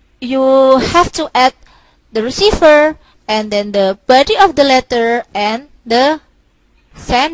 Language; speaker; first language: English; non-native, local second language; Indonesian